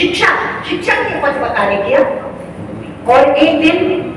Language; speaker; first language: Hindi; native; Hindi